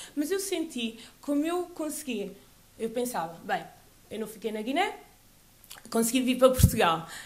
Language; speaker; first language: Portuguese; early bilingual, other home language; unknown